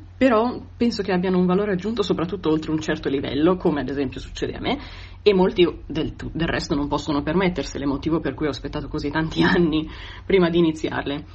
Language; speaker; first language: Italian; native; Italian